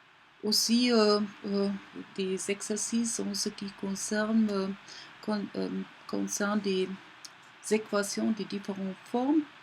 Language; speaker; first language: French; non-native, fluent; German